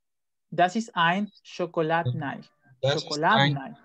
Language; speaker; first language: German; non-native, fluent; Spanish